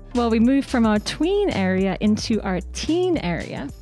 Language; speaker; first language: English; native; English